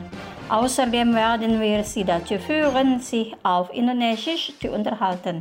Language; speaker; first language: German; non-native, fluent; Indonesian